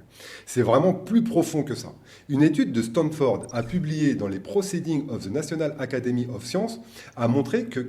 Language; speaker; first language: French; native; French